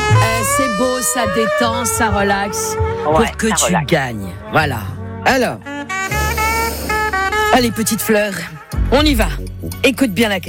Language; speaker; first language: French; native; French